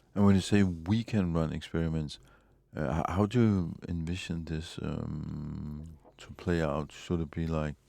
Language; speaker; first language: English; non-native, fluent; Danish